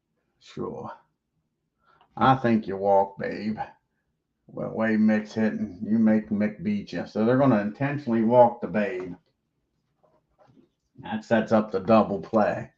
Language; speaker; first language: English; native; English